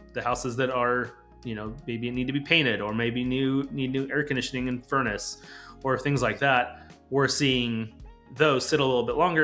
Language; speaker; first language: English; native; English